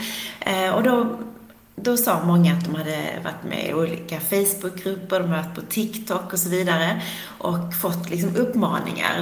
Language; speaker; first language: Swedish; native; Swedish